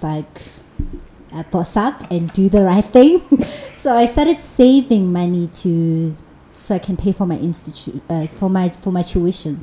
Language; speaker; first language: English; non-native, local second language; Zulu